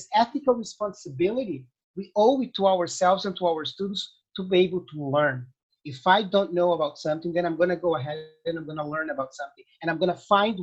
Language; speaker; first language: English; non-native, fluent; Portuguese